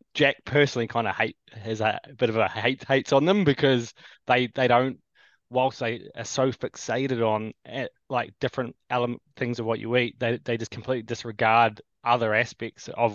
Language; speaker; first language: English; native; English